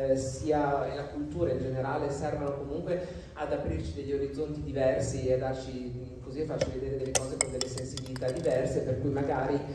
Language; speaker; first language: Italian; native; Italian